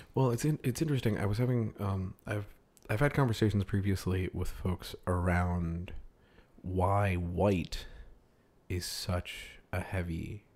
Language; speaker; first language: English; early bilingual, other home language; Italian